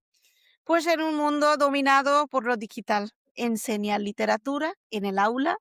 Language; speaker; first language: Spanish; non-native, fluent; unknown